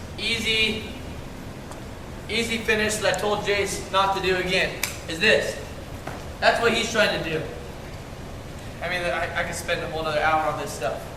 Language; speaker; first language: English; native; English